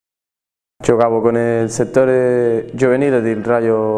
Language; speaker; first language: Italian; non-native, fluent; Spanish